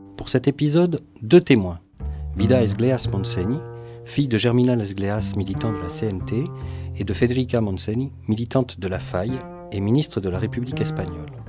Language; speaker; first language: French; native; French